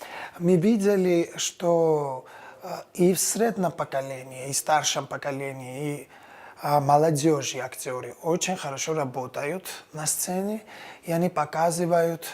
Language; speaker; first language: Russian; non-native, fluent; Georgian